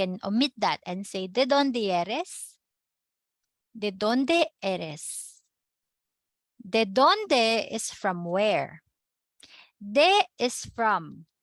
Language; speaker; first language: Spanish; non-native, fluent; Filipino